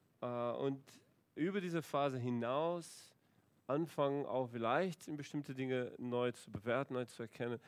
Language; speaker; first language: German; non-native, fluent; Portuguese